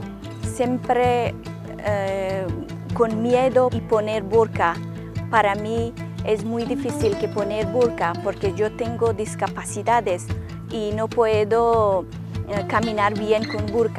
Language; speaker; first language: Spanish; non-native, learner; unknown